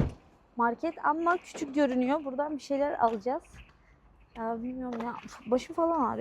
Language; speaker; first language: Turkish; native; Turkish